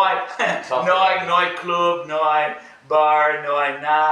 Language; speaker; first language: Portuguese; non-native, learner; English